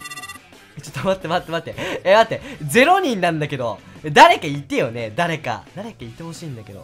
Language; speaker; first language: Japanese; native; Japanese